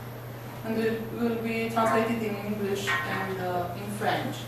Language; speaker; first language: English; non-native, learner; Romanian